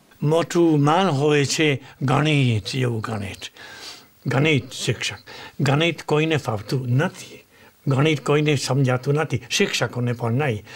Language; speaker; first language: Gujarati; non-native, fluent; Spanish